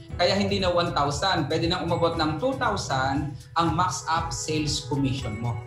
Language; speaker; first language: Filipino; native; Filipino